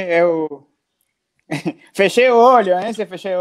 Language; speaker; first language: Portuguese; non-native, fluent; Spanish